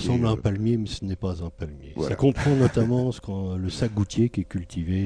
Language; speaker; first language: French; native; French